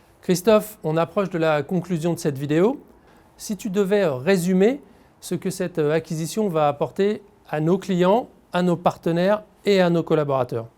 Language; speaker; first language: French; native; French